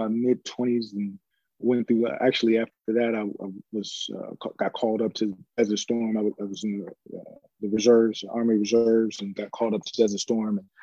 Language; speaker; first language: English; native; English